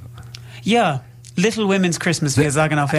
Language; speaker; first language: German; non-native, learner; English